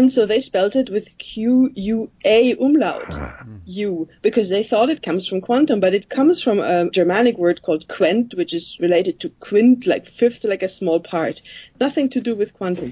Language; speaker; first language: English; non-native, fluent; German